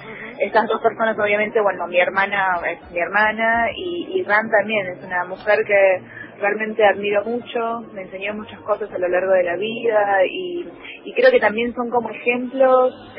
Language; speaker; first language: Spanish; early bilingual, other home language; Korean